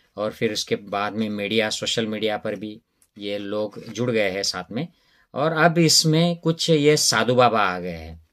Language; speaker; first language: Hindi; non-native, local second language; Marathi